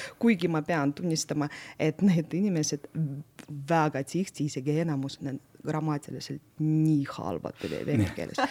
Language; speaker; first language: Estonian; non-native, local second language; Russian